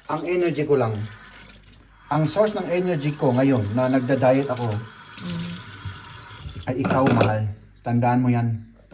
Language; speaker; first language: Filipino; native; Filipino